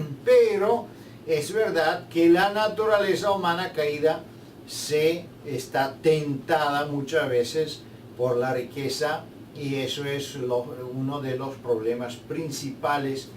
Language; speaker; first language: Spanish; non-native, fluent; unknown